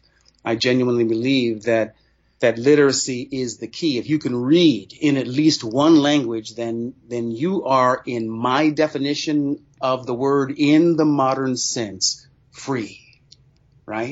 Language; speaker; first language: English; native; English